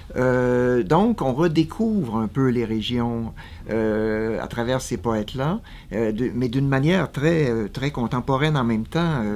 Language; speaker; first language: French; native; French